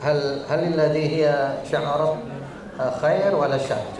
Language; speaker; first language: Arabic; non-native, learner; Indonesian